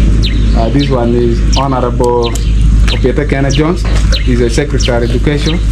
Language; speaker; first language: English; non-native, local second language; Acoli